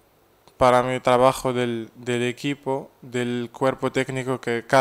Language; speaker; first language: Spanish; non-native, fluent; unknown